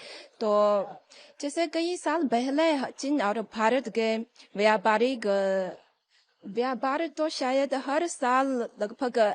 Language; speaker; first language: Hindi; non-native, learner; Chinese